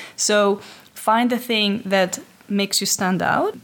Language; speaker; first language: English; non-native, fluent; Greek